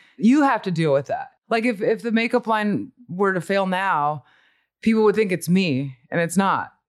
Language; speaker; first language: English; early bilingual, other home language; Spanish